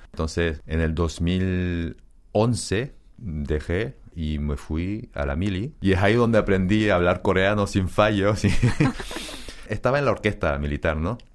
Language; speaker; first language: Spanish; early bilingual, other home language; Korean